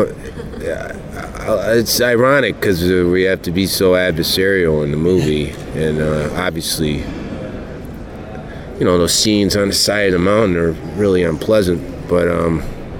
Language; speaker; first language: English; native; English